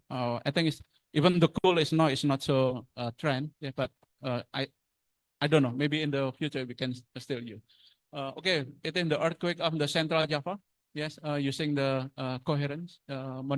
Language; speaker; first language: English; non-native, fluent; Indonesian